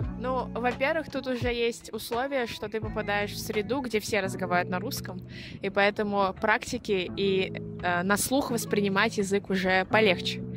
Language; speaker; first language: Russian; native; Russian